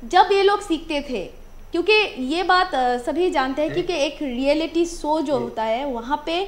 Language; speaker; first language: Hindi; non-native, local second language; Assamese